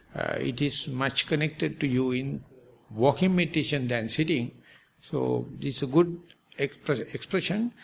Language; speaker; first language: English; non-native, local second language; Sinhala